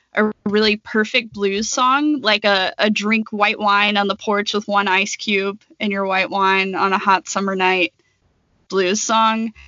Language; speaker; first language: English; native; English